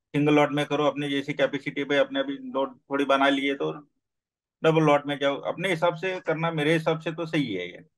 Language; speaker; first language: Hindi; non-native, local second language; Gujarati